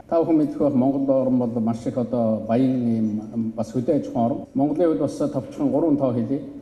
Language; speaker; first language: Mongolian; native; Mongolian